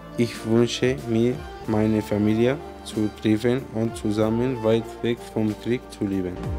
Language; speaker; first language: German; non-native, learner; Arabic